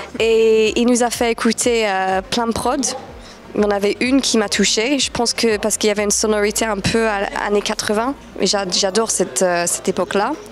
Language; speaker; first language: French; non-native, fluent; English